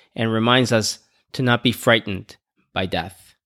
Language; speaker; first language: English; native; English